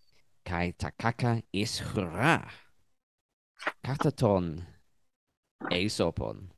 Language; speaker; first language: Greek; non-native, learner; English